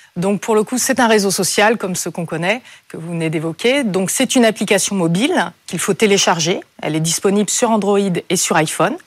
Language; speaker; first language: French; native; French